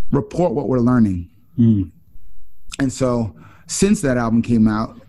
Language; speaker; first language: English; native; English